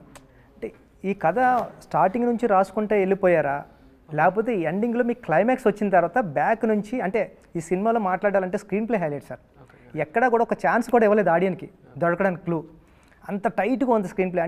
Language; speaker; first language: Telugu; native; Telugu